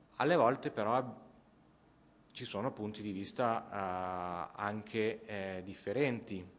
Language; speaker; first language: Italian; native; Italian